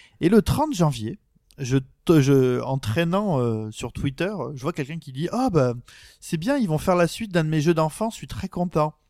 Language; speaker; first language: French; native; French